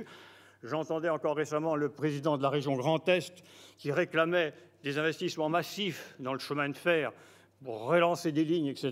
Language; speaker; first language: French; native; French